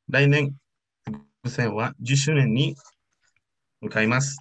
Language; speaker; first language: Japanese; non-native, learner; Spanish